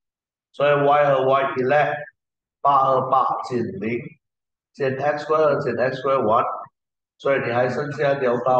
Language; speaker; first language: Chinese; native; Chinese